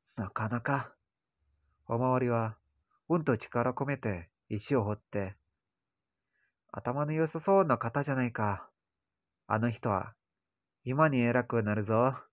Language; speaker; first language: Japanese; non-native, learner; Indonesian